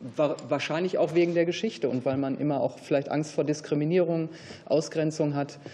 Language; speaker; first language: German; native; German